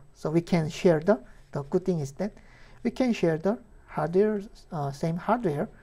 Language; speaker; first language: English; non-native, fluent; Korean